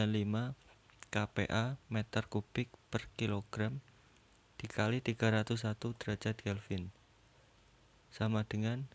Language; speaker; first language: Indonesian; native; Indonesian